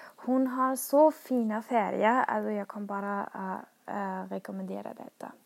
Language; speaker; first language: Swedish; non-native, fluent; German